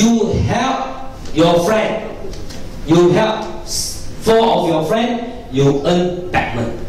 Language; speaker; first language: English; non-native, local second language; Min Nan Chinese